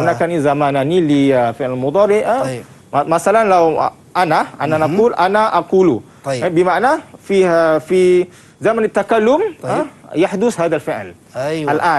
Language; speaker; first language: Arabic; non-native, learner; Malay